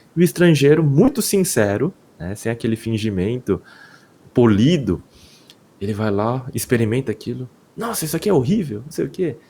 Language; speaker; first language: Portuguese; non-native, fluent; Korean